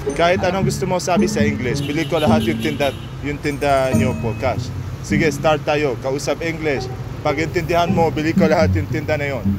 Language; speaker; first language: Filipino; non-native, learner; Arabic